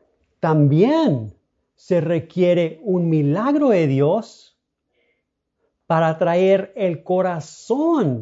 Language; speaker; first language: Spanish; early bilingual, heritage; Spanish